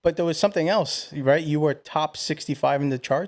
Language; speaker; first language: English; native; English